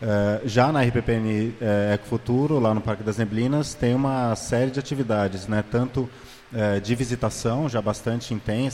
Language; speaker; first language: Portuguese; native; Portuguese